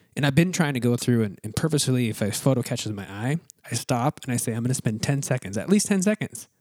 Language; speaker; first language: English; native; English